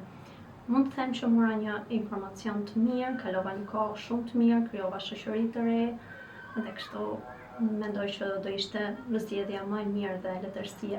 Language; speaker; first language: Albanian; native; Albanian